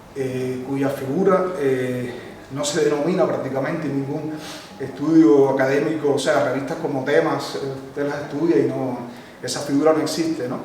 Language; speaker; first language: Spanish; native; Spanish